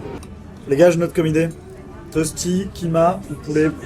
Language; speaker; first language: French; native; French